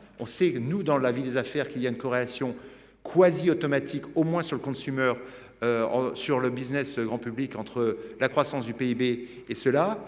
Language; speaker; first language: French; native; French